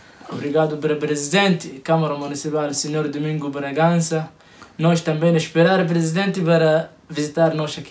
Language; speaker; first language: Portuguese; non-native, learner; Arabic